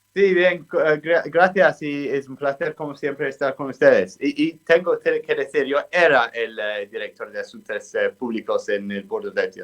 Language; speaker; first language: Spanish; non-native, fluent; English